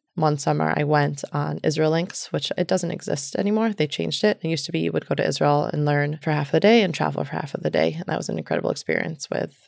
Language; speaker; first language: English; native; English